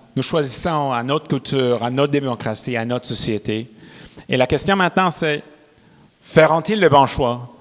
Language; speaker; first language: French; non-native, local second language; English